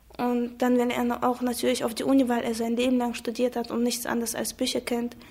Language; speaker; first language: German; non-native, fluent; Chechen